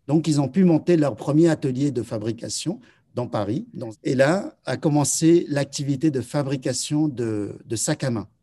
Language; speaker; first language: French; early bilingual, other home language; Chinese